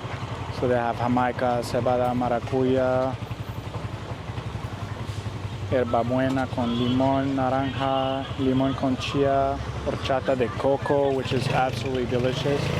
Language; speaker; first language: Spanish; non-native, learner; English